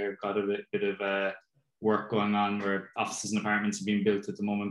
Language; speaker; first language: English; native; English